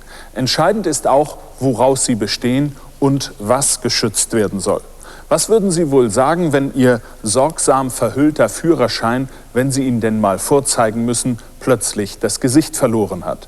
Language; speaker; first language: German; native; German